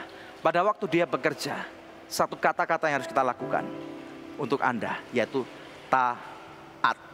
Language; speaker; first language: Indonesian; native; Indonesian